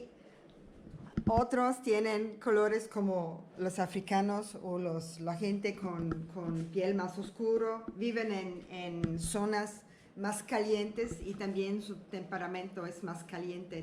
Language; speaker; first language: Spanish; non-native, learner; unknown